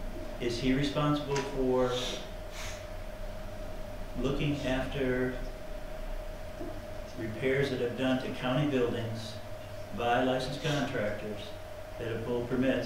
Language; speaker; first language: English; native; English